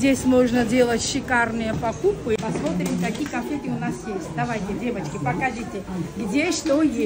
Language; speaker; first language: Russian; non-native, local second language; Armenian